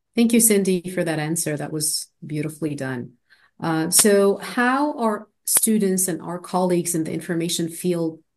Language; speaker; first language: English; non-native, fluent; Arabic